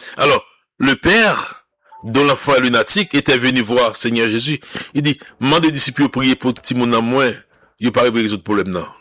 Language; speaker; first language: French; non-native, local second language; Haitian Creole